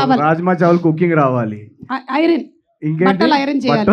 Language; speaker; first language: Telugu; native; Telugu